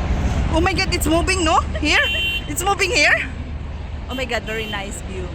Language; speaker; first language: English; non-native, local second language; Cebuano